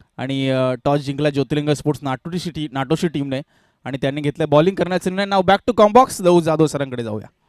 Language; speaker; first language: Marathi; native; Marathi